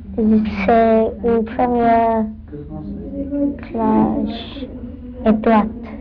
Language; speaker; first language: French; non-native, learner; English